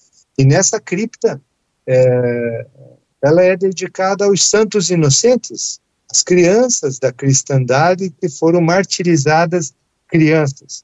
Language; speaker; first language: Portuguese; native; Portuguese